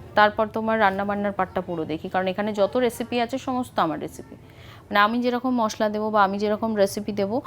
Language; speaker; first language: Bangla; native; Bangla